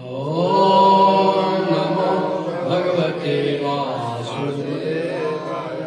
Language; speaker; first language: Bangla; non-native, learner; Assamese